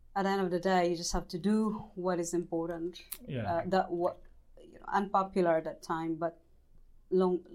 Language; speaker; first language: English; non-native, local second language; Cebuano